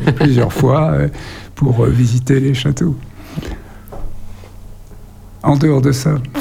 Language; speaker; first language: French; native; French